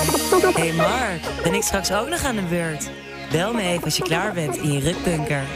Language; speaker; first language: Dutch; native; Dutch